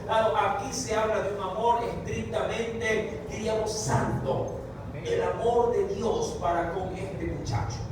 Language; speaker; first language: Spanish; native; Spanish